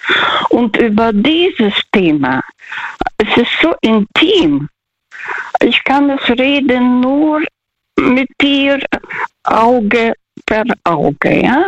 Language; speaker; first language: German; non-native, learner; Russian